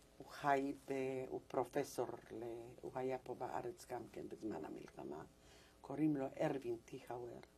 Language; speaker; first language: Hebrew; non-native, fluent; Polish